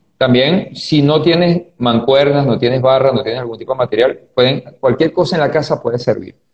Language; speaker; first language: Spanish; native; Spanish